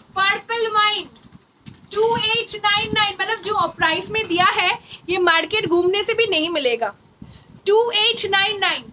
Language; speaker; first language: Hindi; non-native, local second language; Bangla